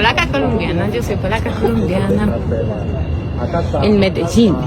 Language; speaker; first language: Spanish; non-native, learner; Polish